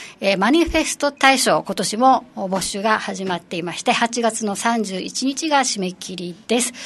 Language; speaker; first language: Japanese; native; Japanese